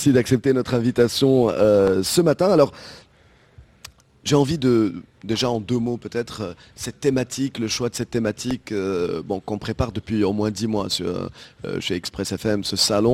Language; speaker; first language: French; non-native, local second language; Arabic